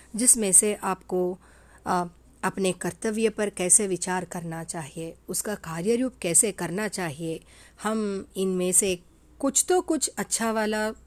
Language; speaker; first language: Hindi; non-native, local second language; Telugu